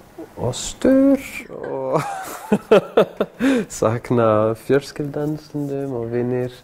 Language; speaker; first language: Icelandic; non-native, learner; French